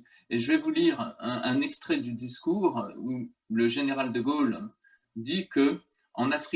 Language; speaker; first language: French; native; French